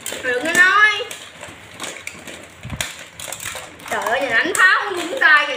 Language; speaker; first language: Vietnamese; native; Vietnamese